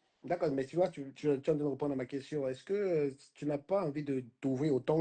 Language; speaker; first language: French; native; French